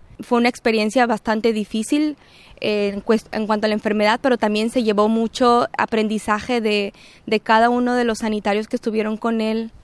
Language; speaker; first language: Spanish; native; Spanish